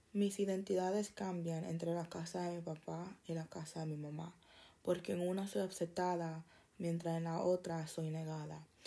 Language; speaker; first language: Spanish; early bilingual, heritage; Spanish